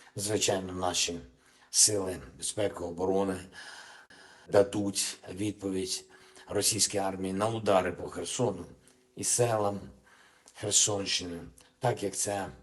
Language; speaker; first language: Ukrainian; native; Ukrainian